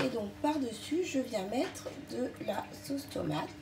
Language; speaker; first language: French; native; French